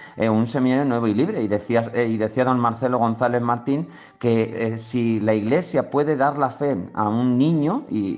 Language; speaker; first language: Spanish; native; Spanish